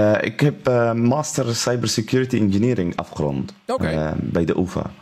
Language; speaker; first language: Dutch; non-native, learner; Arabic